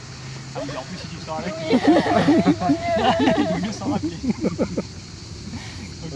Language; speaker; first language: French; native; French